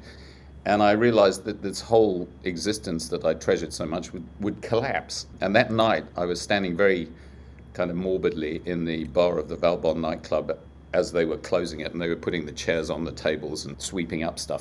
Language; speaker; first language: English; native; English